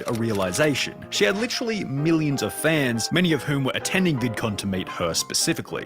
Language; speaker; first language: English; native; English